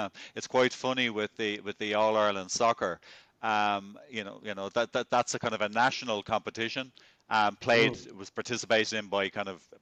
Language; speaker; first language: English; native; English